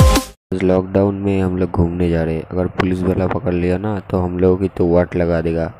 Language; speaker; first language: Hindi; non-native, local second language; Bangla